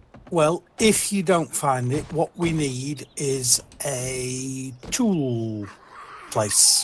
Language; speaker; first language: English; native; English